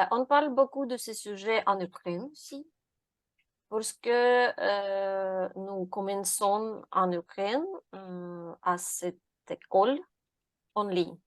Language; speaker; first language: French; non-native, learner; Ukrainian